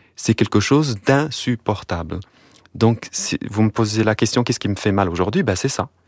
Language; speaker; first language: French; non-native, local second language; Arabic